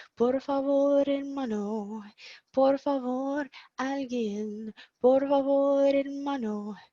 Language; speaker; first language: Spanish; non-native, fluent; English